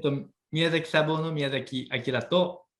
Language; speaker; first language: Japanese; native; Japanese